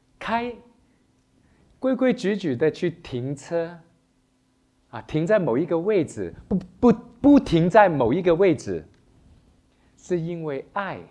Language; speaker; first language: Chinese; non-native, local second language; Cantonese